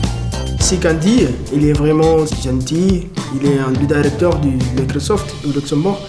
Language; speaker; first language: French; non-native, fluent; Arabic